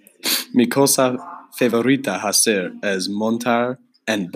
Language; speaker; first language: Spanish; non-native, learner; English